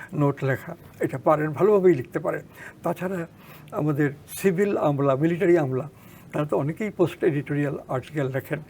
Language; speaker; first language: Bangla; native; Bangla